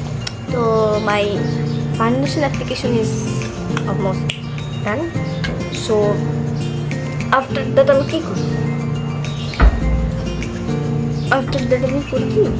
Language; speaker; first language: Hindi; non-native, learner; Bangla